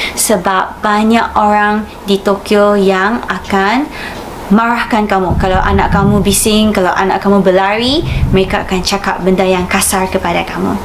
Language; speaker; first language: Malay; non-native, fluent; Japanese